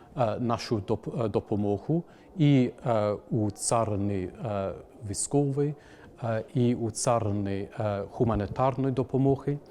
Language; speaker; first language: Ukrainian; non-native, fluent; English